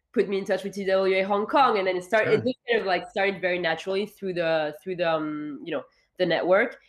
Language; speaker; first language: English; non-native, fluent; French